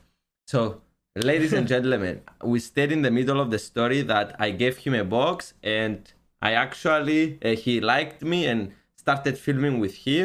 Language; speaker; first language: English; non-native, learner; Greek